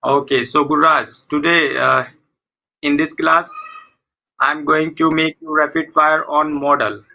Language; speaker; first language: English; non-native, fluent; Hindi